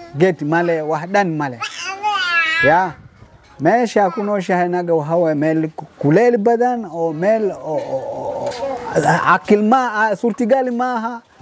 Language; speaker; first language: Somali; non-native, learner; Swahili